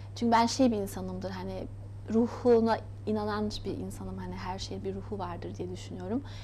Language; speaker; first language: Turkish; early bilingual, heritage; Turkish